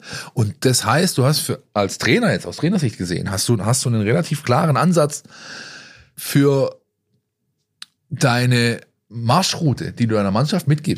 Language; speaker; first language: German; native; German